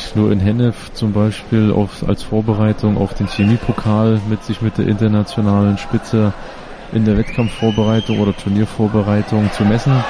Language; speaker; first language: German; native; German